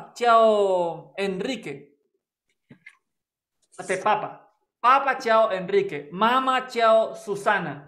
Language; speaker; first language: Chinese; non-native, fluent; Spanish